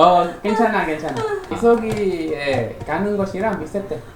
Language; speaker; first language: Korean; non-native, fluent; Malay